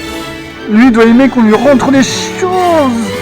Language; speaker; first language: French; native; French